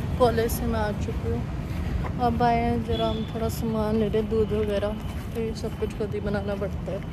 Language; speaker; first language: Hindi; non-native, local second language; Punjabi